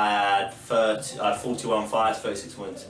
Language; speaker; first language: English; native; English